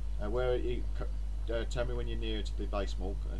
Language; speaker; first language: English; native; English